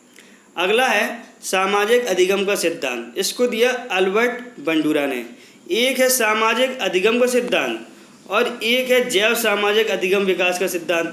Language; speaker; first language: Hindi; native; Hindi